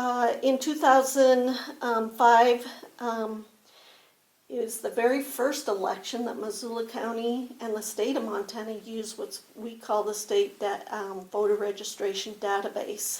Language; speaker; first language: English; native; English